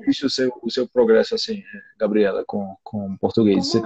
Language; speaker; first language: Portuguese; native; Portuguese